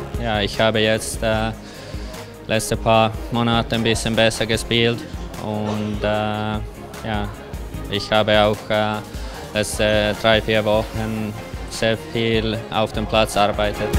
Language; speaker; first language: German; non-native, learner; Finnish